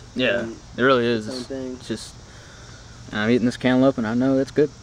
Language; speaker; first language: English; native; English